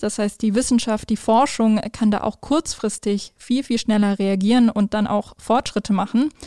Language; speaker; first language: German; native; German